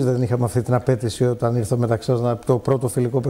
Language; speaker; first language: Greek; native; Greek